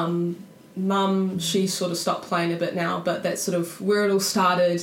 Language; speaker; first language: English; native; English